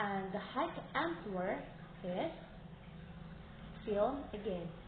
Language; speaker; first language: English; non-native, learner; Indonesian